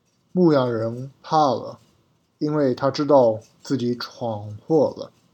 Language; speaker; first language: Chinese; native; Chinese